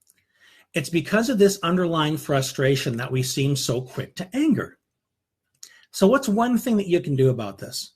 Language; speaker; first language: English; native; English